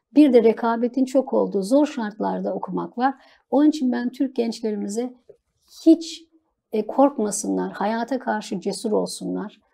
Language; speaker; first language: Turkish; native; Turkish